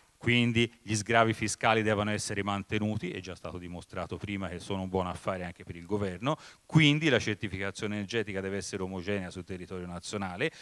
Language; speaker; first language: Italian; native; Italian